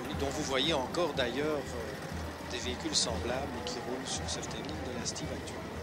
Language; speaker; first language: French; native; French